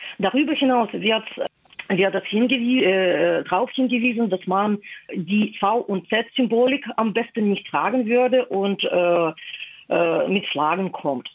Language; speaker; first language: German; non-native, fluent; Russian